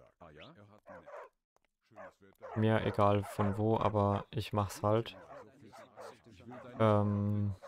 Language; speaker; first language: German; native; German